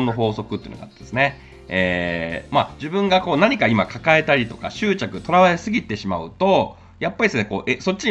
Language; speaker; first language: Japanese; native; Japanese